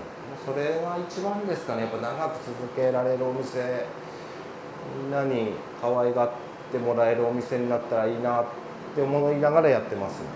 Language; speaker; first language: Japanese; native; Japanese